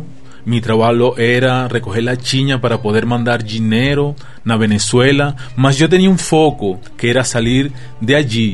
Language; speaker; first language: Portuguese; non-native, learner; Spanish